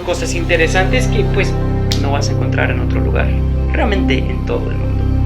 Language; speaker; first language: Spanish; non-native, fluent; English